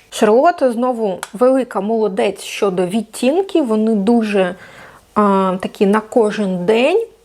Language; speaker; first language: Ukrainian; non-native, local second language; Russian